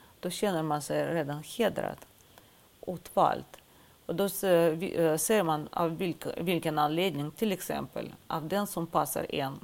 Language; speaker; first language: Swedish; non-native, fluent; Russian